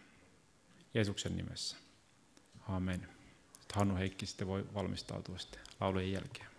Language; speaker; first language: Finnish; native; Finnish